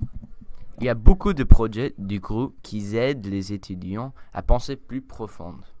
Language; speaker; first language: French; non-native, learner; English